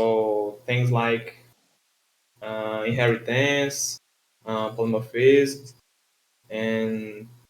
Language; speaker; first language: English; non-native, learner; Portuguese